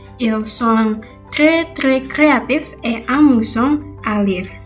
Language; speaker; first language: French; non-native, learner; Indonesian